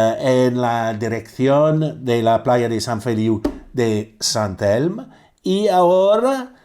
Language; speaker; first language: Spanish; non-native, fluent; English